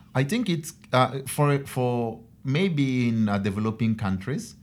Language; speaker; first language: English; non-native, local second language; Igbo